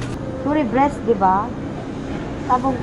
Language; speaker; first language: Japanese; non-native, learner; Filipino